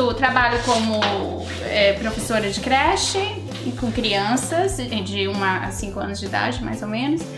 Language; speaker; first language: Portuguese; early bilingual, other home language; Italian